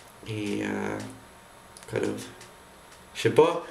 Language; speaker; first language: French; non-native, learner; English